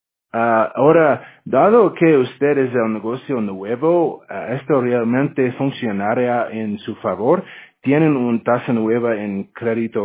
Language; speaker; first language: Spanish; non-native, learner; English